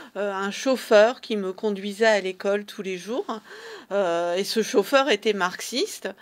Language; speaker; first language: French; early bilingual, other home language; Persian